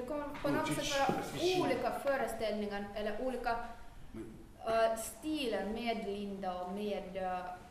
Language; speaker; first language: Swedish; non-native, fluent; Russian